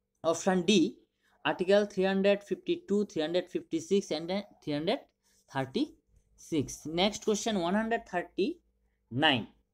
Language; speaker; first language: English; non-native, local second language; Bangla